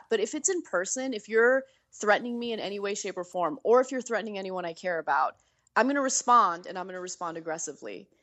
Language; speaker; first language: English; native; English